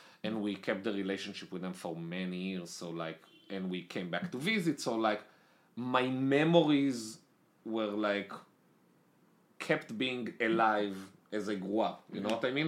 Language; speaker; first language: English; non-native, fluent; Hebrew